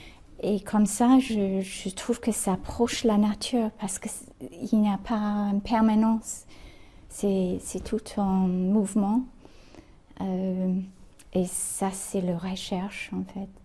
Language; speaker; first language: French; non-native, fluent; English